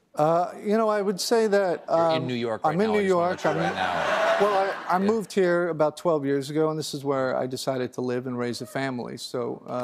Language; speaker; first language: English; native; English